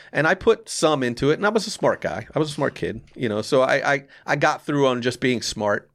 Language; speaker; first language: English; native; English